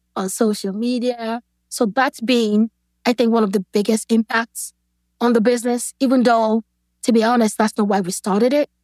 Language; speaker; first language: English; non-native, local second language; Yoruba